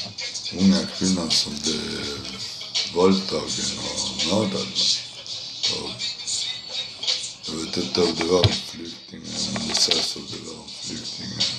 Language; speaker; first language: Swedish; non-native, fluent; Spanish